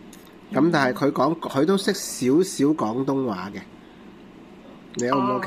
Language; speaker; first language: Cantonese; native; Cantonese